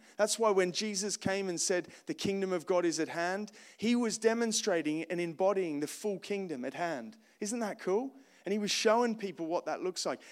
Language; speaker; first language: English; native; English